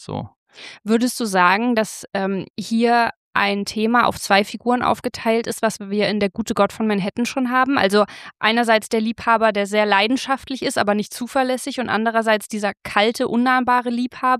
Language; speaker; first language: German; native; German